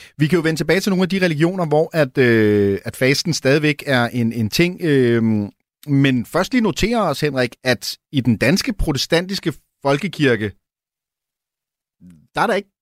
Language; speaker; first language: Danish; native; Danish